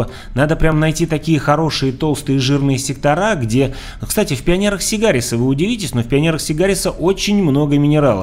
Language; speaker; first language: Russian; native; Russian